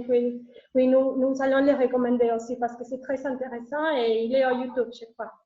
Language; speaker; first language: French; non-native, learner; Spanish